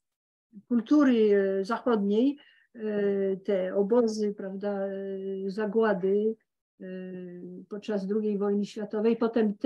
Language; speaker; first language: Polish; early bilingual, heritage; Polish